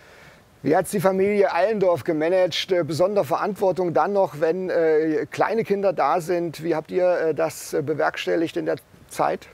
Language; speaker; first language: German; native; German